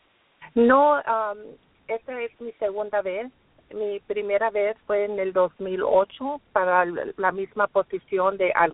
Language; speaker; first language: Spanish; early bilingual, heritage; Spanish